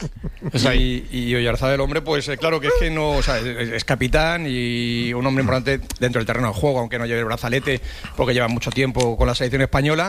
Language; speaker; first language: Spanish; native; Spanish